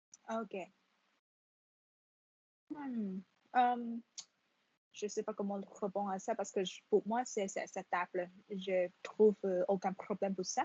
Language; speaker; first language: French; non-native, fluent; Vietnamese